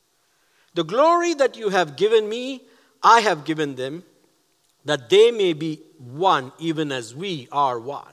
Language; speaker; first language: English; non-native, local second language; Tamil